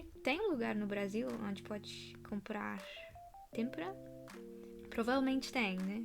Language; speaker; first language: Portuguese; non-native, fluent; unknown